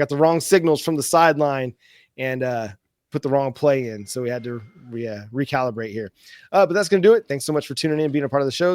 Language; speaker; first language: English; native; English